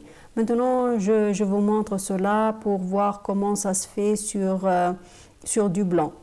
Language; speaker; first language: French; non-native, fluent; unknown